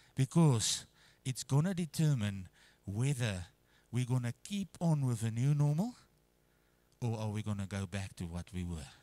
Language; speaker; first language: English; non-native, local second language; Afrikaans